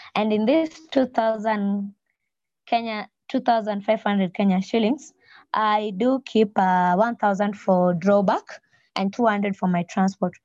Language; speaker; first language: English; non-native, local second language; Luo (Kenya and Tanzania)